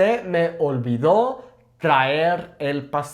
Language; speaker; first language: Spanish; non-native, fluent; English